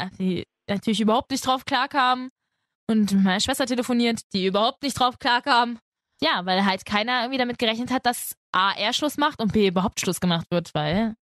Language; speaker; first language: German; early bilingual, other home language; Spanish